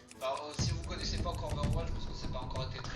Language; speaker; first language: French; native; French